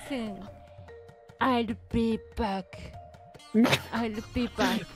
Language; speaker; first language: English; non-native, learner; Japanese